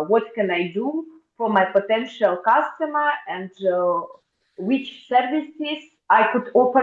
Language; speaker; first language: English; non-native, fluent; Russian